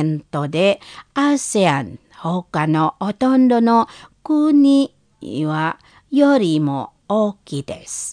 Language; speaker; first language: Japanese; non-native, fluent; Indonesian